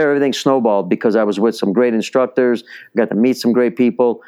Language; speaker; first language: English; early bilingual, other home language; Italian